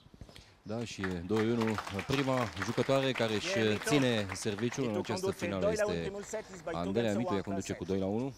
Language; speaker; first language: Romanian; native; Romanian